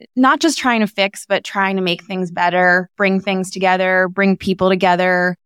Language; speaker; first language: English; native; English